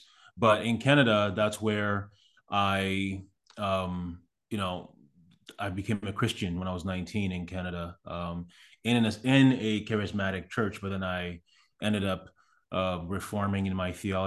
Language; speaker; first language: English; early bilingual, other home language; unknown